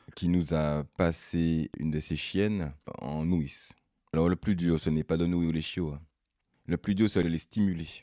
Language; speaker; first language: French; native; French